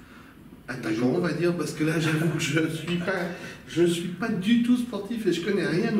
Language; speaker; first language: French; native; French